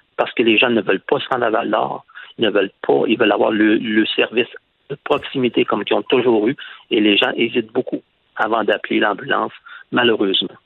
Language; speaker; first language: French; native; French